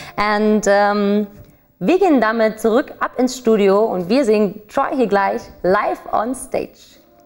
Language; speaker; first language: German; native; German